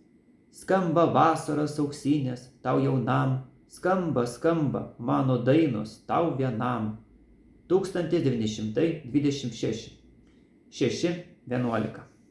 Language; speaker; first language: Lithuanian; native; Lithuanian